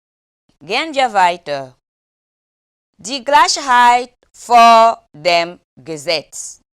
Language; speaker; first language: German; non-native, fluent; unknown